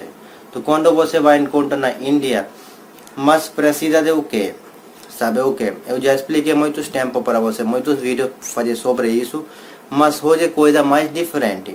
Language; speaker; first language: Portuguese; non-native, learner; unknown